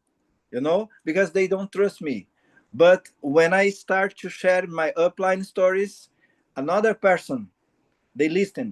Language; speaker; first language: English; non-native, learner; Portuguese